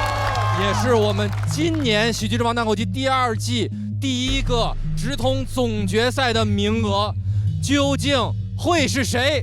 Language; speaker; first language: Chinese; native; Chinese